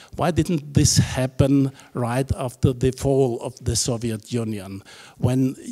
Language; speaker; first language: English; non-native, fluent; German